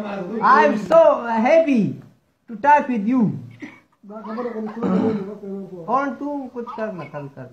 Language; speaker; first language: English; non-native, learner; Urdu